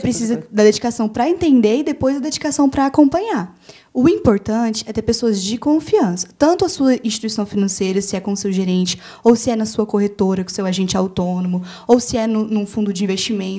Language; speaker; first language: Portuguese; native; Portuguese